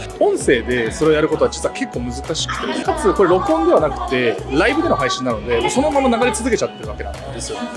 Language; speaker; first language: Japanese; native; Japanese